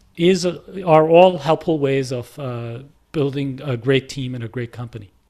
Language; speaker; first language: English; non-native, local second language; Punjabi